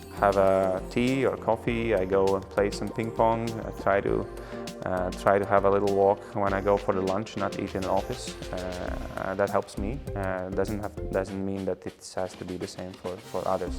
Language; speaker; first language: English; non-native, fluent; Latvian